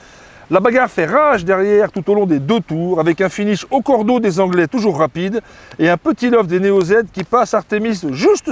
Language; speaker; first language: French; native; French